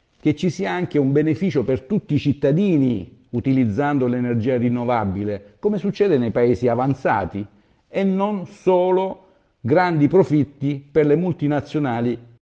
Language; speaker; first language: Italian; native; Italian